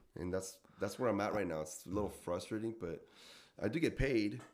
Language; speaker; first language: English; non-native, fluent; Spanish